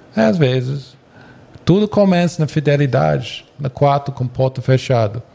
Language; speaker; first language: Portuguese; non-native, fluent; English